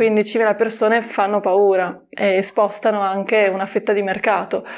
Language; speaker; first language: Italian; native; Italian